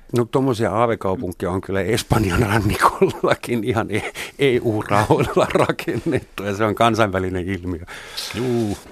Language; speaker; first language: Finnish; non-native, fluent; German